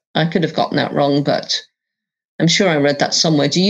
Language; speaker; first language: English; native; English